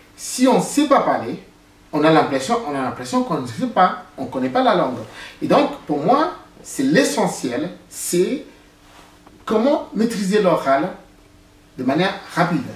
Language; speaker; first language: French; non-native, fluent; English